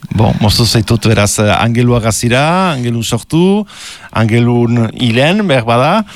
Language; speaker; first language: Basque; native; Basque